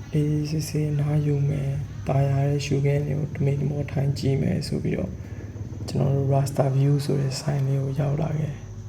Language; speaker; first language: Burmese; native; Burmese